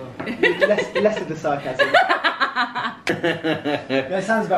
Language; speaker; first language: English; native; English